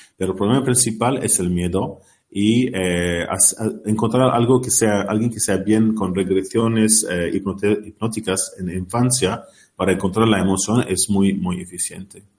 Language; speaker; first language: Spanish; non-native, learner; Arabic